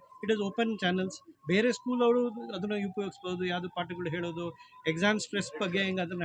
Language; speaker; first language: Kannada; non-native, local second language; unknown